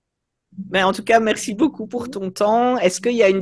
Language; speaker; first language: French; native; French